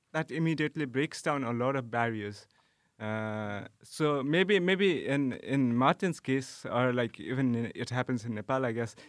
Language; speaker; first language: English; non-native, local second language; Nepali